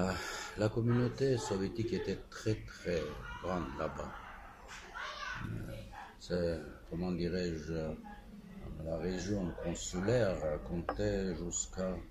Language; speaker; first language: French; non-native, fluent; Armenian